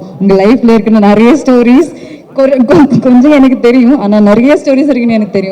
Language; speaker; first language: Tamil; non-native, fluent; Malayalam